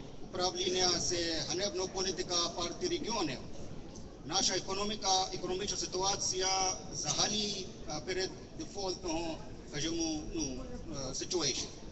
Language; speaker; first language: Ukrainian; non-native, learner; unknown